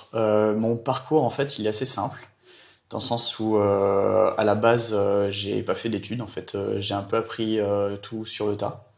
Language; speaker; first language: French; native; French